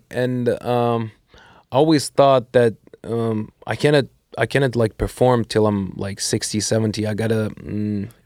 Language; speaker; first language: English; non-native, fluent; Russian